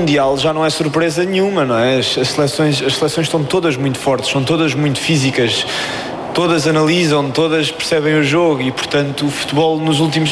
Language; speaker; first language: Portuguese; native; Portuguese